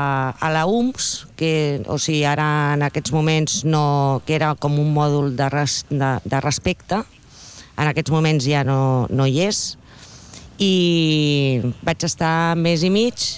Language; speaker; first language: Catalan; non-native, local second language; Spanish